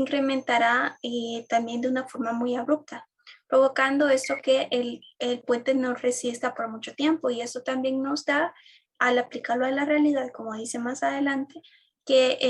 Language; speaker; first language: Spanish; native; Spanish